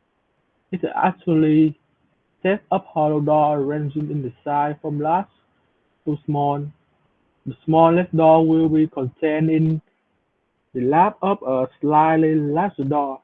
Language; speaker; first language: English; non-native, learner; Vietnamese